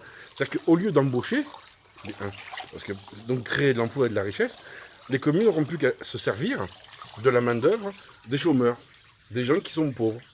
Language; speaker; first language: French; native; French